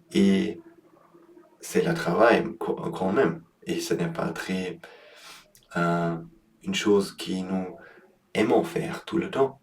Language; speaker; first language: French; non-native, learner; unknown